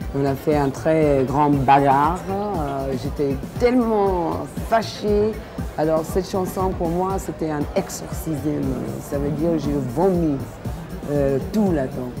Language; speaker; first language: French; non-native, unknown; English